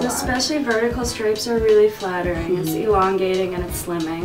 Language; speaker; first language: English; native; English